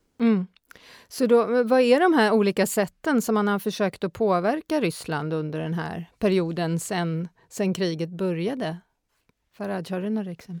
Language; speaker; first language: Swedish; native; Swedish